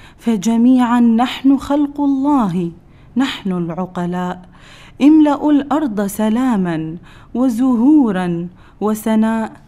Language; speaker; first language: Arabic; native; Arabic